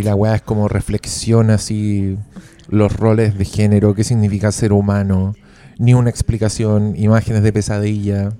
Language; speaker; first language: Spanish; native; Spanish